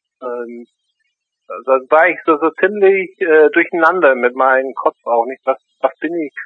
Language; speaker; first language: German; early bilingual, heritage; German